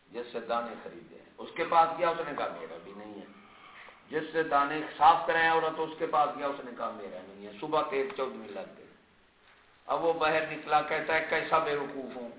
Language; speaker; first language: Urdu; non-native, local second language; Punjabi